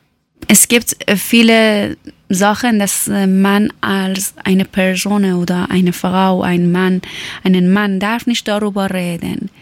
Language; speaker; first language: German; non-native, learner; Persian